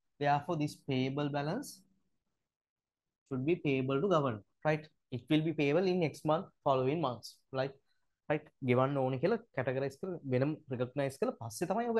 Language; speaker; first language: English; non-native, local second language; Sinhala